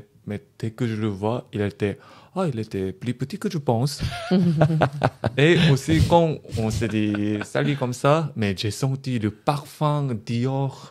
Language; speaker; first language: French; non-native, learner; Korean